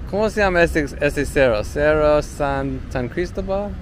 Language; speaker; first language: English; native; English